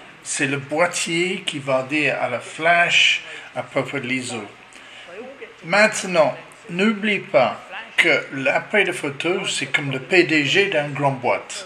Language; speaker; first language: French; non-native, learner; English